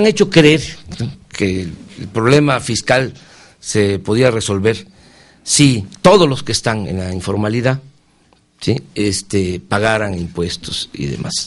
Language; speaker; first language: Spanish; native; Spanish